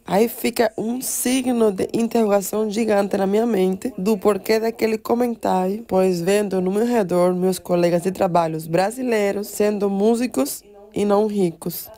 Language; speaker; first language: Portuguese; non-native, fluent; Spanish